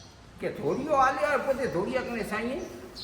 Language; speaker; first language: Gujarati; native; Gujarati